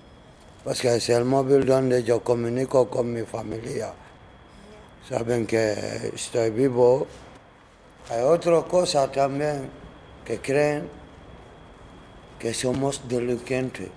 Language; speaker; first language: Spanish; non-native, learner; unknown